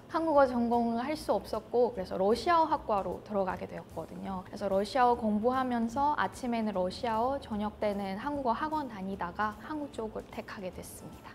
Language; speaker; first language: Korean; non-native, fluent; Burmese